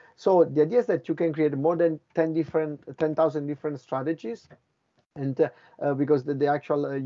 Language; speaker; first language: English; non-native, fluent; Italian